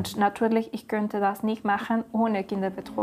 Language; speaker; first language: German; non-native, learner; Spanish